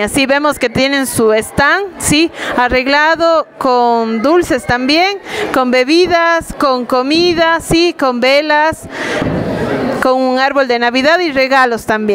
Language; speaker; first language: Spanish; native; Spanish